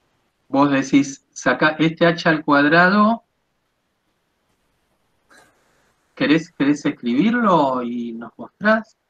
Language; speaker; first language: Spanish; native; Spanish